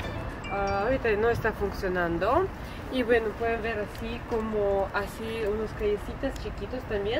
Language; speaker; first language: Spanish; non-native, learner; Russian